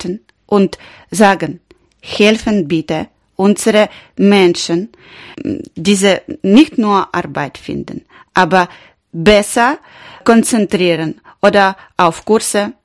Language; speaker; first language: German; non-native, learner; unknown